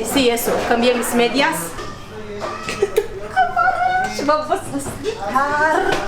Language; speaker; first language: Spanish; non-native, fluent; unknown